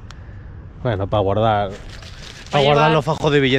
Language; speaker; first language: Spanish; native; Spanish